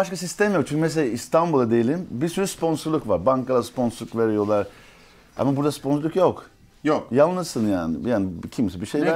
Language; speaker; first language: Turkish; early bilingual, heritage; Turkish